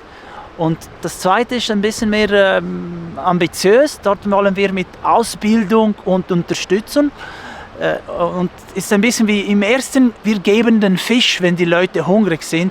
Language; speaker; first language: German; non-native, local second language; Italian